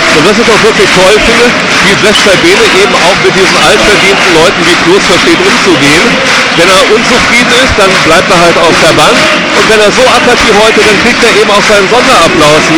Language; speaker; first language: German; native; German